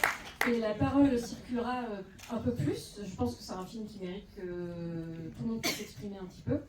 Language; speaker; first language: French; native; French